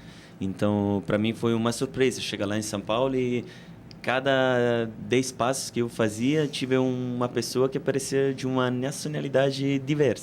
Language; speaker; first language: Portuguese; non-native, fluent; Italian